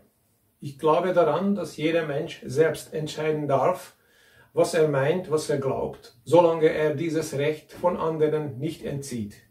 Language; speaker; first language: German; non-native, fluent; Hungarian